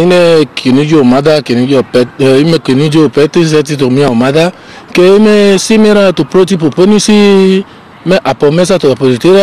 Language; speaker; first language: Greek; non-native, learner; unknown